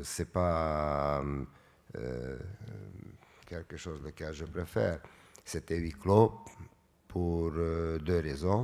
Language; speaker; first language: French; non-native, fluent; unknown